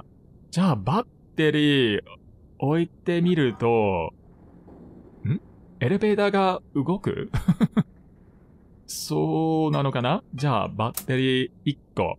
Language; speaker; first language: Japanese; non-native, fluent; English